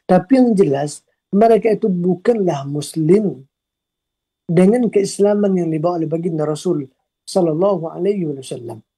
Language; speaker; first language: Indonesian; native; Indonesian